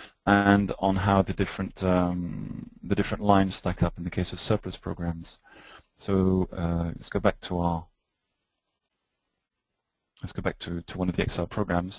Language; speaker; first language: English; native; English